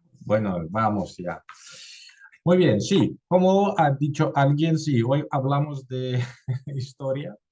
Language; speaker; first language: Spanish; non-native, fluent; Russian